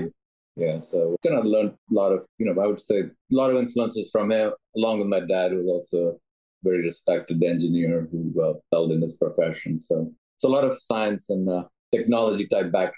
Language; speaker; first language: English; non-native, local second language; Tamil